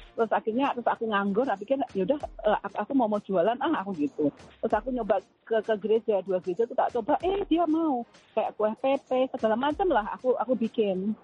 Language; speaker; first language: Indonesian; native; Indonesian